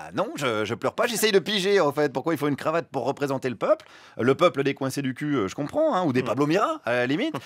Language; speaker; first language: French; native; French